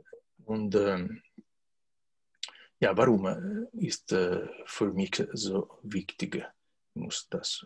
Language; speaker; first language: German; non-native, learner; Italian